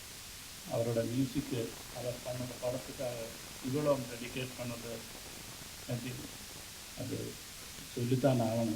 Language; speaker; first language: Tamil; non-native, learner; Malayalam